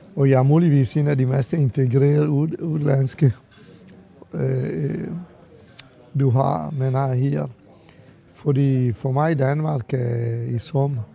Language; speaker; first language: Danish; non-native, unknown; Italian